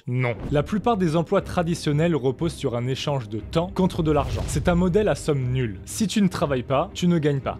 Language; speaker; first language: French; native; French